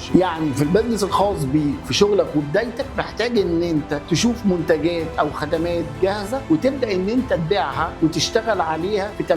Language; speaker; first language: Arabic; native; Arabic